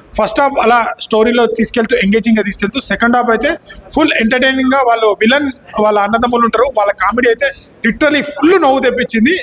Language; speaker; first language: Telugu; native; Telugu